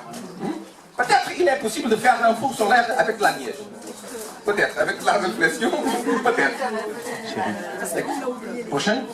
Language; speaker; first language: French; non-native, learner; Portuguese